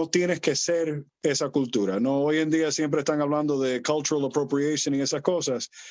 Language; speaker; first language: Spanish; early bilingual, heritage; Spanish